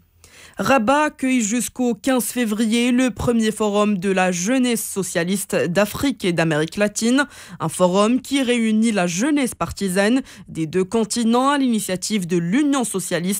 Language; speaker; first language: French; non-native, local second language; Arabic